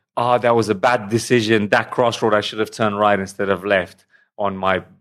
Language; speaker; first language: English; non-native, fluent; Romanian